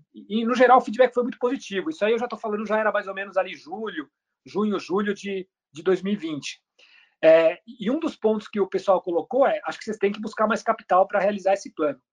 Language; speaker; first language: Portuguese; early bilingual, other home language; Spanish